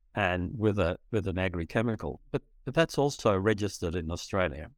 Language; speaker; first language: English; early bilingual, other home language; Dutch